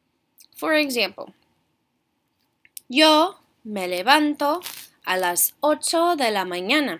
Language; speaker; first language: Spanish; non-native, fluent; English